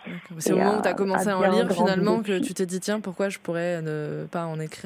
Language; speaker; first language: French; native; French